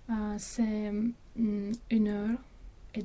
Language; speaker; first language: French; non-native, learner; Latvian